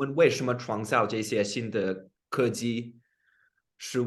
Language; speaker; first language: Chinese; non-native, fluent; English